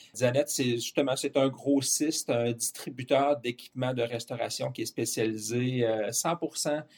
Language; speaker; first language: French; native; French